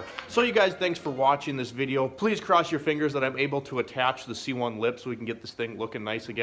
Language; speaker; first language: English; native; English